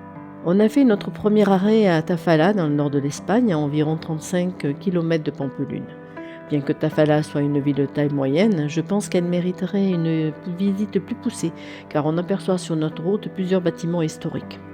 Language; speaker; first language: French; native; French